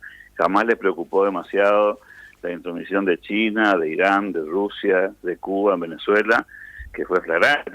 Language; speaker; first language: Spanish; native; Spanish